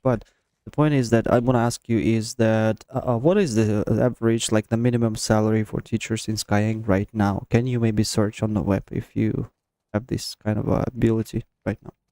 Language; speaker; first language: English; non-native, fluent; Russian